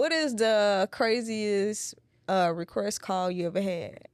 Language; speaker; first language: English; native; English